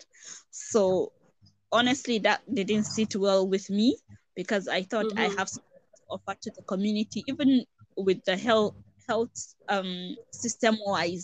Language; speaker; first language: English; non-native, local second language; Hausa